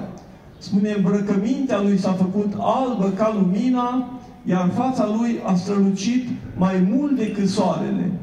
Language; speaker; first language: Romanian; native; Romanian